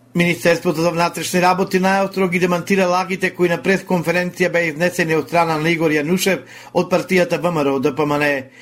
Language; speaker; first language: Macedonian; native; Macedonian